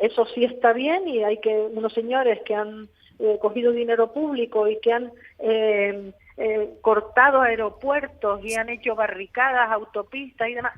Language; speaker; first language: Spanish; native; Spanish